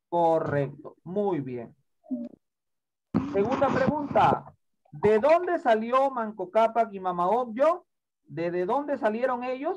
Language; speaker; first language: Spanish; native; Spanish